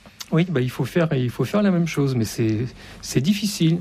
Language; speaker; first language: French; native; French